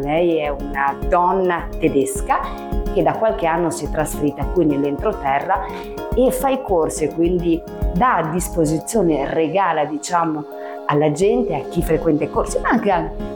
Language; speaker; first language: Italian; native; Italian